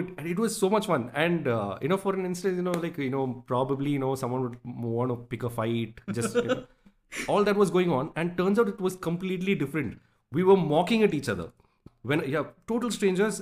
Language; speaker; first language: English; non-native, local second language; Tamil